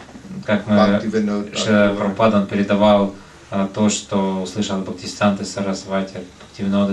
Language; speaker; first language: Russian; native; Russian